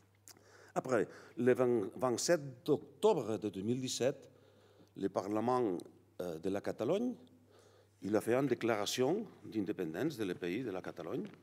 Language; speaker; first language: French; non-native, learner; Catalan